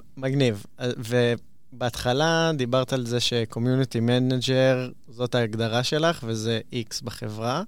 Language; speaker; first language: Hebrew; native; Hebrew